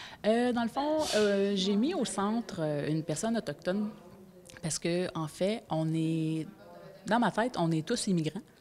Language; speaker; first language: French; native; French